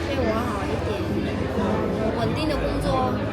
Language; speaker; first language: Chinese; non-native, fluent; Vietnamese